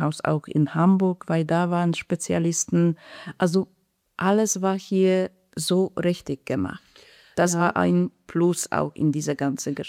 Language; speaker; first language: German; non-native, fluent; Polish